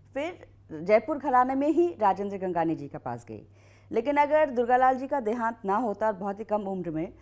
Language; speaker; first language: Hindi; native; Hindi